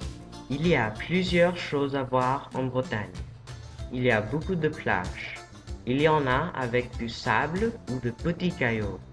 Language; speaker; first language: French; non-native, learner; English